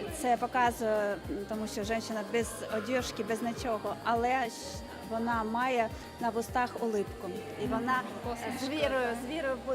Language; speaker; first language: Ukrainian; non-native, local second language; Russian